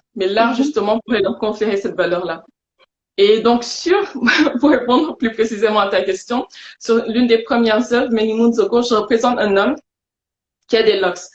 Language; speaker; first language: French; non-native, local second language; Wolof